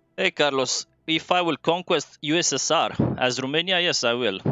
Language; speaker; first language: English; non-native, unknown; Romanian